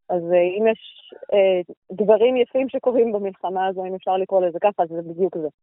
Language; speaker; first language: Hebrew; native; Hebrew